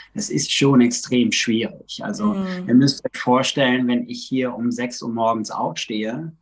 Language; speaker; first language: German; native; German